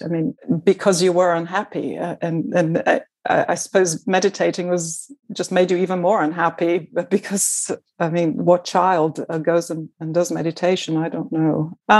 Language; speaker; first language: English; non-native, fluent; Portuguese